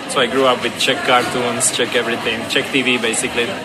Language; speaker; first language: English; non-native, fluent; Slovak